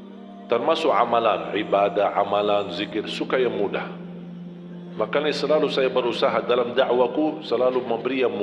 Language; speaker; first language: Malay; non-native, fluent; Arabic